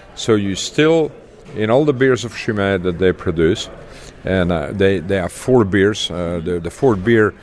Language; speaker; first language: English; non-native, fluent; Dutch